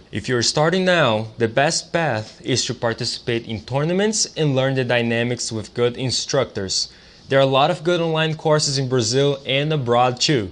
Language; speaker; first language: English; non-native, fluent; Portuguese